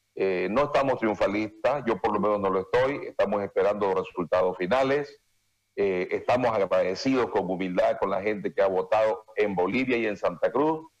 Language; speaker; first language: Spanish; native; Spanish